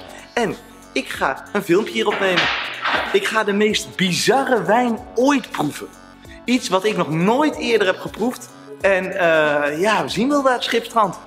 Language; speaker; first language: Dutch; native; Dutch